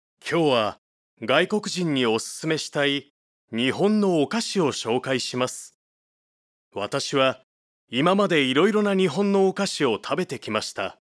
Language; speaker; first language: Japanese; non-native, learner; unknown